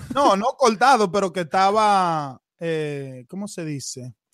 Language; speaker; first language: Spanish; early bilingual, heritage; Spanish